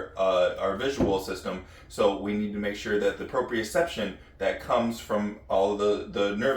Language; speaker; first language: English; native; English